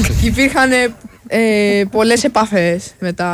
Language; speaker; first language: Greek; native; Greek